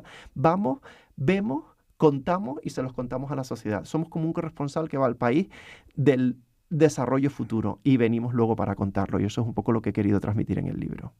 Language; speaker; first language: Spanish; native; Spanish